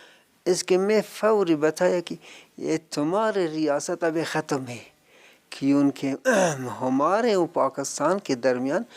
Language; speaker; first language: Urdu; non-native, learner; Persian